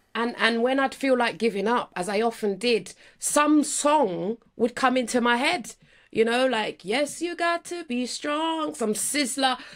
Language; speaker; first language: English; native; English